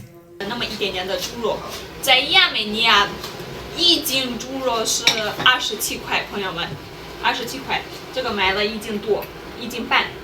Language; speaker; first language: Chinese; non-native, fluent; Armenian